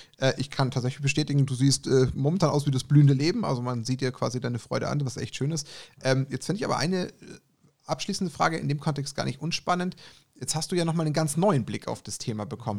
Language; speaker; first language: German; native; German